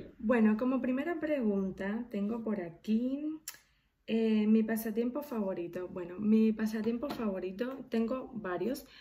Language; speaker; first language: Spanish; native; Spanish